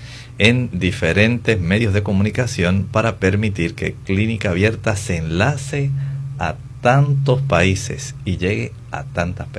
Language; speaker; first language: Spanish; native; Spanish